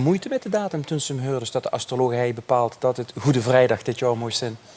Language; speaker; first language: Dutch; native; Dutch